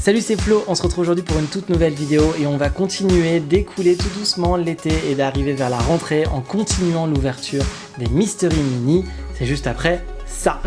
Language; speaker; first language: French; native; French